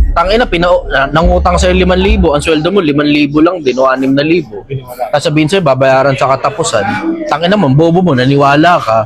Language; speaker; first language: Filipino; native; Filipino